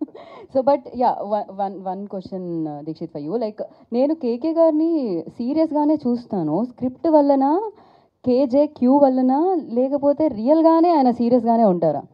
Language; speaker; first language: Telugu; native; Telugu